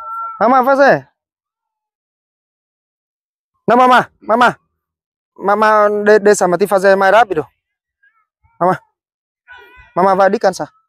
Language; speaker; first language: Portuguese; non-native, learner; Vietnamese